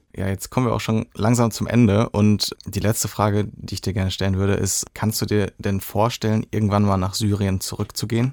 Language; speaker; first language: German; native; German